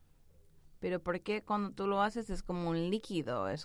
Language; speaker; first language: Spanish; early bilingual, heritage; English